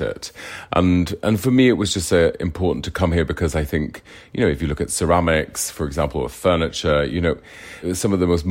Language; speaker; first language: English; native; English